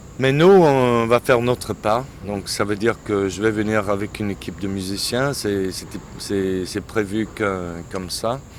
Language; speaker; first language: French; non-native, fluent; English